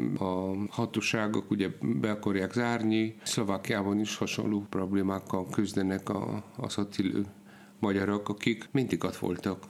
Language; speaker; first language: Hungarian; non-native, fluent; Polish